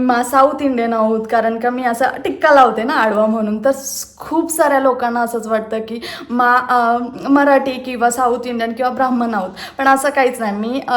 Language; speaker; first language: Marathi; non-native, local second language; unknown